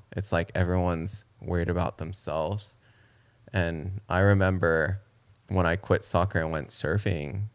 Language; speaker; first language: English; early bilingual, other home language; Japanese